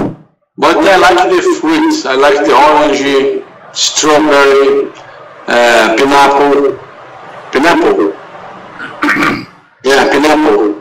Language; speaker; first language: English; non-native, learner; Portuguese